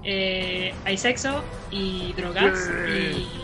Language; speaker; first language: Spanish; native; Spanish